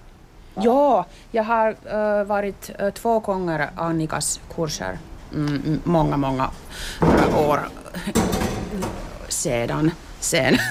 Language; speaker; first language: Swedish; non-native, local second language; Finnish